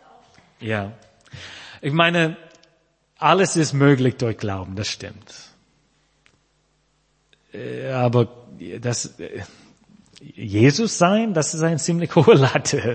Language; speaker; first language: German; non-native, fluent; English